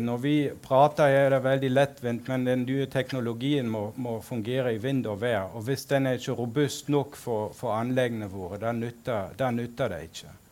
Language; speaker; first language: Norwegian; non-native, fluent; German